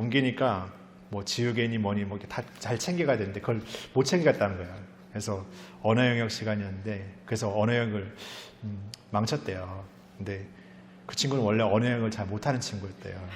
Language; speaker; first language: Korean; native; Korean